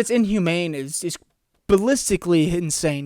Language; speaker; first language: English; native; English